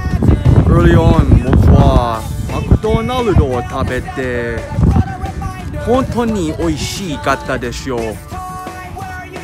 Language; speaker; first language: Japanese; non-native, learner; English